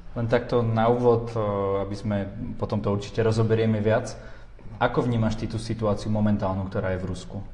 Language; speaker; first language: Slovak; native; Slovak